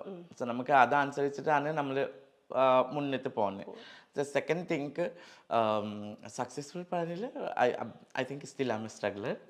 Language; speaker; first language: Malayalam; non-native, learner; Assamese